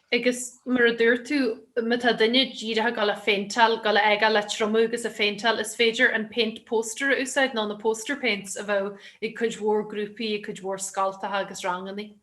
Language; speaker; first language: Irish; native; Irish